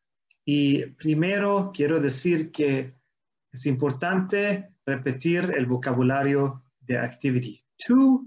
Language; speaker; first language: Spanish; non-native, fluent; English